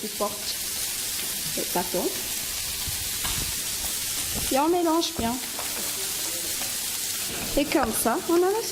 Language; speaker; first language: French; non-native, local second language; Malagasy